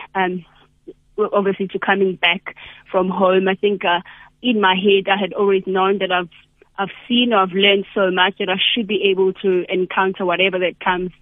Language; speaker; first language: English; non-native, local second language; Zulu